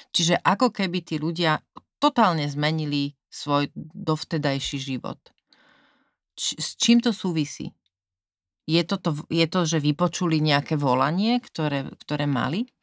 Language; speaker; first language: Slovak; native; Slovak